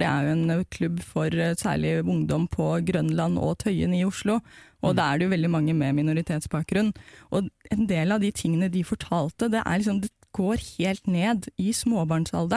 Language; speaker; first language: Norwegian; native; Norwegian